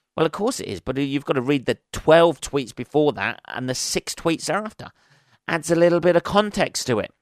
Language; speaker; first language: English; native; English